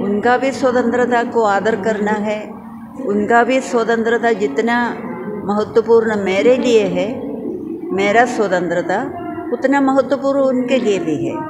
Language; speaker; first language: Hindi; non-native, local second language; Malayalam